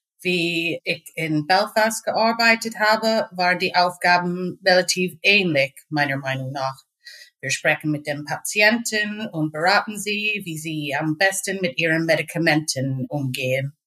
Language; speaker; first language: German; non-native, fluent; English